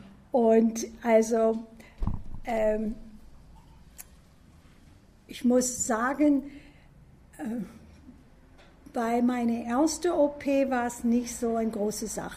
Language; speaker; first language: German; non-native, fluent; English